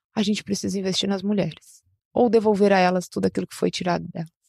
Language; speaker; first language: Portuguese; native; Portuguese